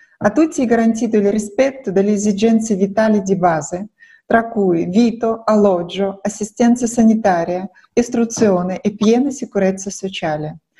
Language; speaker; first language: Italian; non-native, fluent; Russian